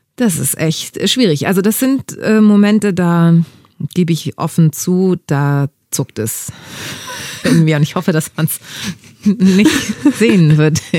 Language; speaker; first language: German; early bilingual, other home language; Greek